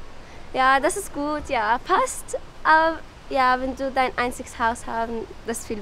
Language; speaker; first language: German; non-native, learner; Arabic